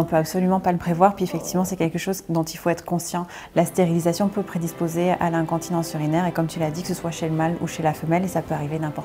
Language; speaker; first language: French; native; French